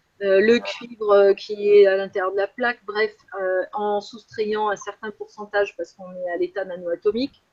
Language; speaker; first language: French; native; French